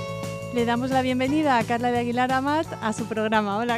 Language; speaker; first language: Spanish; native; Spanish